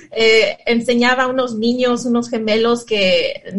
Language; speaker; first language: Spanish; native; Spanish